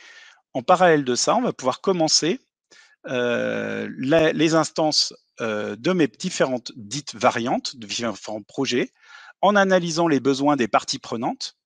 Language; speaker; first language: French; native; French